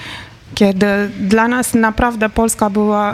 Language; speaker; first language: Polish; non-native, fluent; Romanian